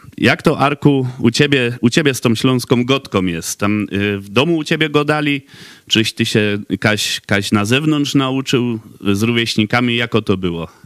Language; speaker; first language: Polish; native; Polish